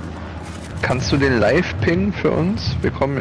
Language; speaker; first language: German; native; German